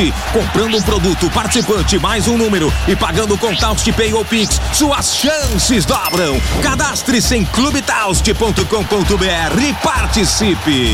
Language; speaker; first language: Portuguese; native; Portuguese